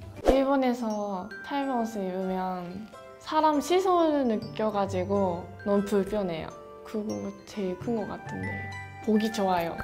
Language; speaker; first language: Korean; non-native, fluent; Japanese